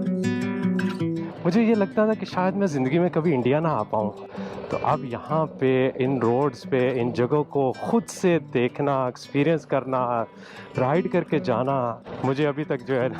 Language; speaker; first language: Urdu; native; Urdu